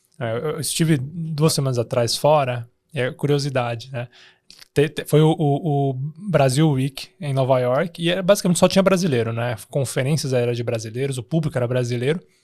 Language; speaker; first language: Portuguese; early bilingual, other home language; Chinese